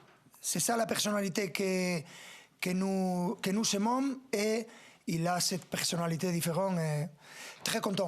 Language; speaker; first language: French; non-native, fluent; Spanish